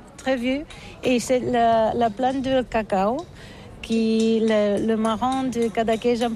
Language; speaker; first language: French; non-native, learner; Catalan